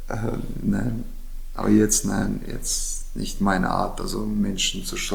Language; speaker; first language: German; non-native, learner; Chechen